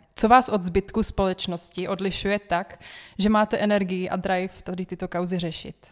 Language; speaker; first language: Czech; native; Czech